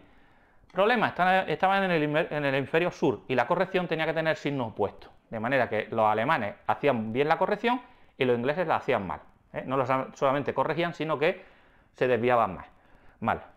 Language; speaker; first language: Spanish; native; Spanish